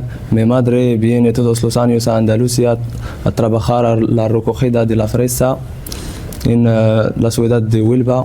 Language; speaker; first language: Spanish; non-native, learner; Central Atlas Tamazight